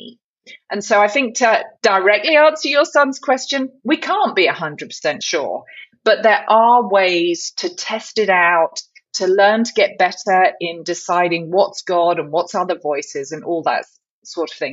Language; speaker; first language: English; native; English